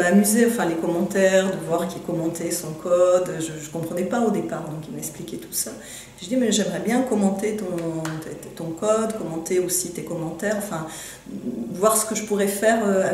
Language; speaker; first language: French; native; French